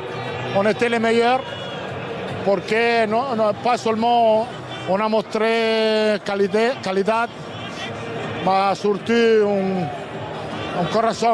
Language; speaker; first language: French; non-native, learner; Italian